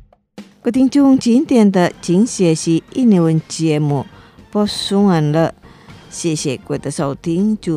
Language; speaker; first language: Chinese; non-native, learner; Indonesian